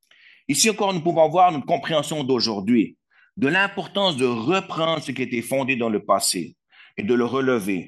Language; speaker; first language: French; native; French